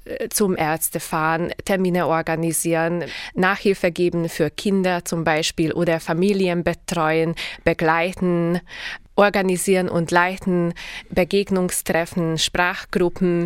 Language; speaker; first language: German; native; German